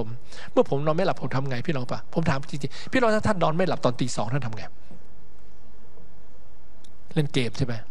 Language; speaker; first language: Thai; native; Thai